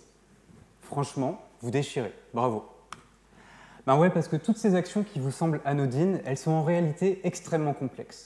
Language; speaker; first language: French; native; French